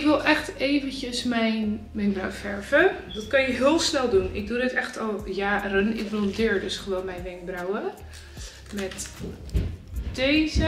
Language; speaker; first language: Dutch; native; Dutch